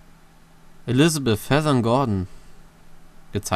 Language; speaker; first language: German; native; German